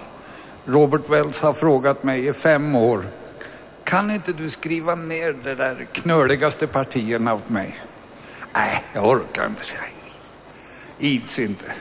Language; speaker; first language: Swedish; native; Swedish